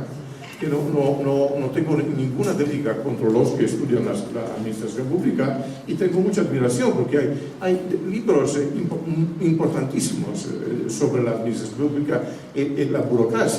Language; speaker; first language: Spanish; non-native, fluent; Italian